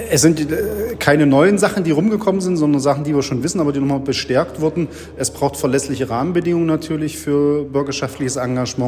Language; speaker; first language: German; native; German